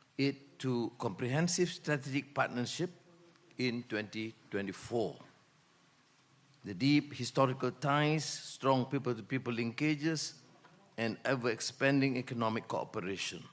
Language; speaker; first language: English; non-native, local second language; Malay